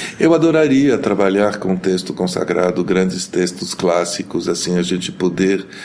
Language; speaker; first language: Portuguese; early bilingual, heritage; Portuguese